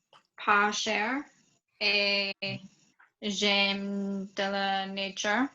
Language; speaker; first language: French; non-native, learner; English